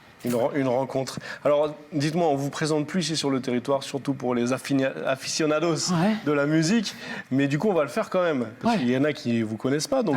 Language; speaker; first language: French; native; French